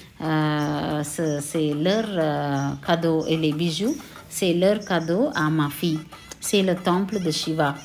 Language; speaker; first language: French; non-native, local second language; Tamil